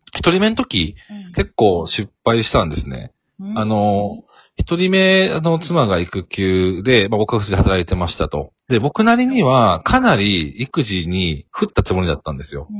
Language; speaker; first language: Japanese; native; Japanese